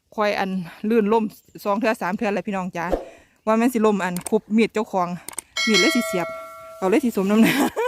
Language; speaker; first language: Thai; native; Thai